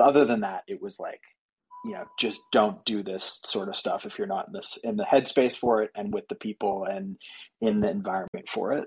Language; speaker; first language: English; native; English